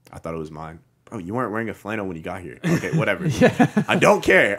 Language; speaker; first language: English; native; English